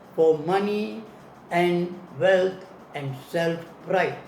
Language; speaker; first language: English; non-native, local second language; Tamil